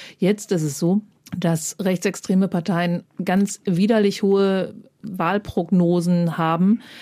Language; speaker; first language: German; native; German